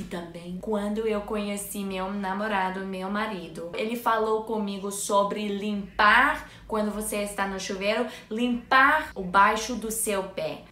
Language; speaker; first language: Portuguese; non-native, learner; English